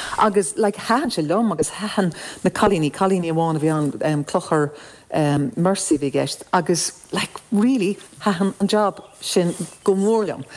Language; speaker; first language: Irish; non-native, local second language; English